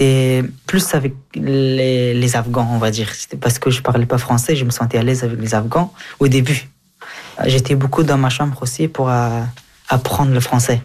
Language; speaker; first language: French; early bilingual, other home language; Persian